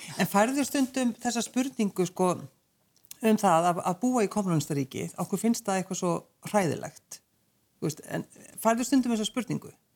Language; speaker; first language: Icelandic; native; Icelandic